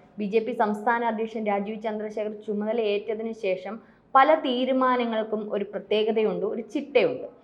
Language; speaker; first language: Malayalam; native; Malayalam